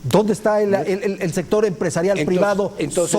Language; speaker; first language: Spanish; native; Spanish